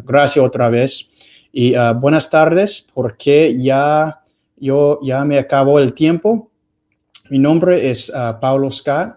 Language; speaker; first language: Spanish; non-native, fluent; English